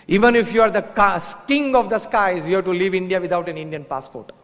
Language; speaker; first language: English; non-native, local second language; Gujarati